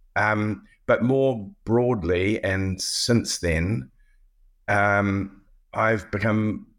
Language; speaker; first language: English; native; English